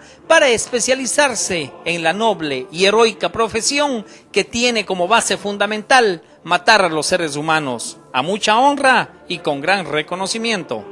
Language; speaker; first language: Spanish; native; Spanish